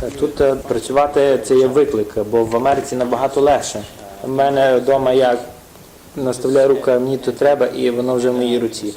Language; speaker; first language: Ukrainian; non-native, fluent; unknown